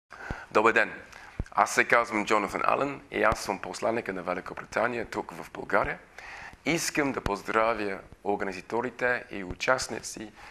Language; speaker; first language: Bulgarian; non-native, fluent; English